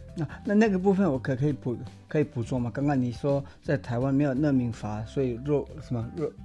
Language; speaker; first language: Chinese; non-native, learner; Tibetan